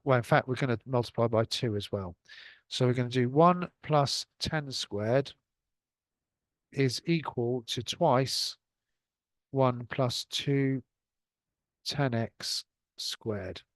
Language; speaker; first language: English; native; English